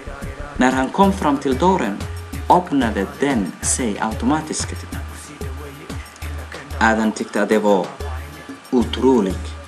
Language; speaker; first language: Swedish; non-native, learner; Somali